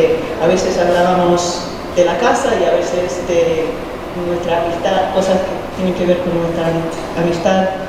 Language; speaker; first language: Spanish; early bilingual, heritage; Spanish